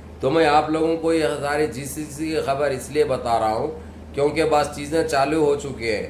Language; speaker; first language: Urdu; native; Urdu